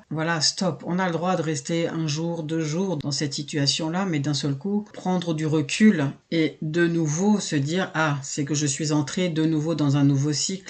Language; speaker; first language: French; native; French